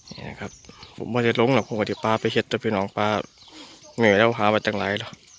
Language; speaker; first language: Thai; native; Thai